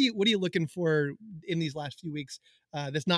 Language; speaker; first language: English; native; English